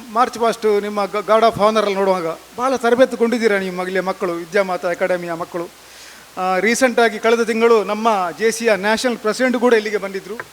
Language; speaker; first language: Kannada; native; Kannada